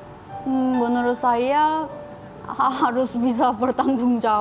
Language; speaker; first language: Indonesian; non-native, fluent; Korean